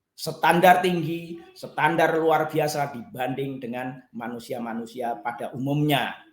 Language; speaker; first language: Indonesian; native; Indonesian